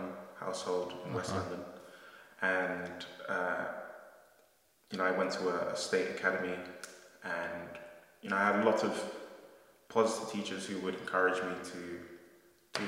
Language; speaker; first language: English; native; English